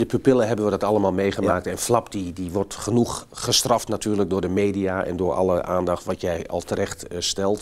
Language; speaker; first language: Dutch; native; Dutch